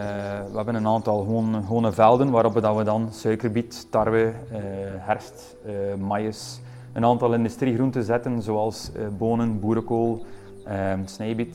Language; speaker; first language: Dutch; native; Dutch